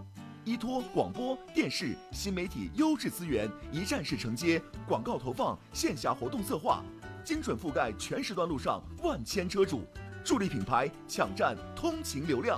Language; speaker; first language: Chinese; native; Chinese